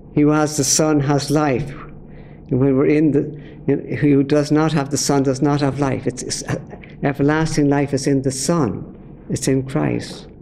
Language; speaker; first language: English; native; English